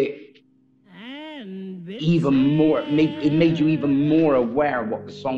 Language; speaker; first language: English; native; English